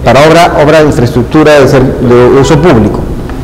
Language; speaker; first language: Spanish; native; Spanish